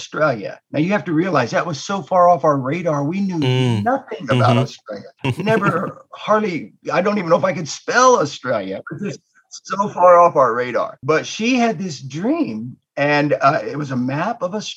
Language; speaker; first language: English; native; English